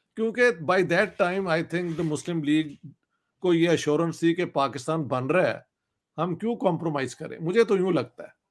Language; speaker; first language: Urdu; non-native, local second language; Punjabi